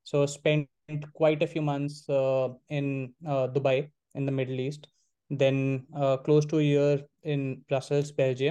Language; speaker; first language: English; non-native, local second language; Hindi